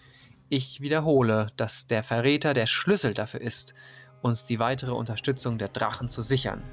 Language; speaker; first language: German; native; German